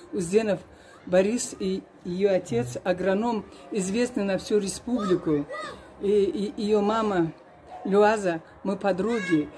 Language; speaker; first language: Russian; non-native, local second language; Karachay-Balkar